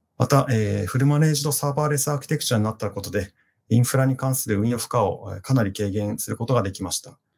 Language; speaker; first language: Japanese; native; Japanese